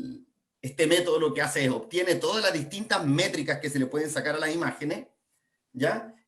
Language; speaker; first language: Spanish; native; Spanish